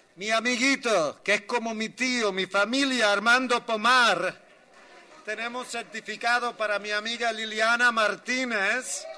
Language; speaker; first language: Spanish; early bilingual, heritage; Spanish